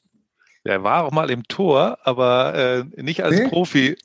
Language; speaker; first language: German; native; German